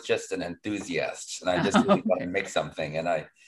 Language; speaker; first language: English; non-native, local second language; Cantonese